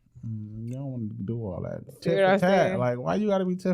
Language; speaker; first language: English; native; English